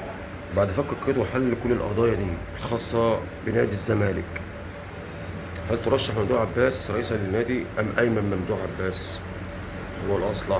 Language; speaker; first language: Arabic; native; Arabic